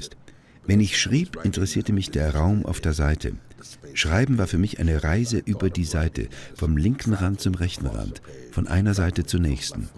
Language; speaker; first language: German; native; German